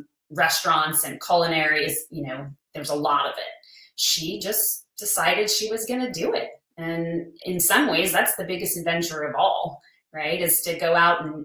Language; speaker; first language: English; native; English